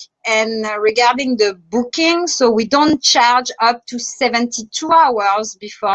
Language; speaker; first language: English; non-native, fluent; French